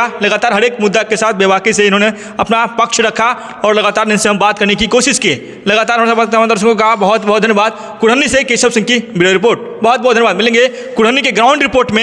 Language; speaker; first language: Hindi; native; Hindi